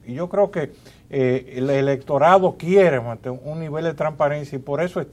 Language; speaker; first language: Spanish; native; Spanish